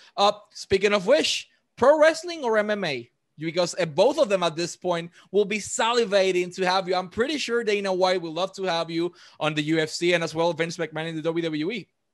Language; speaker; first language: English; non-native, local second language; Spanish